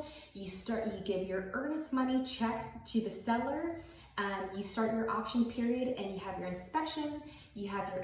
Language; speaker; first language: English; native; English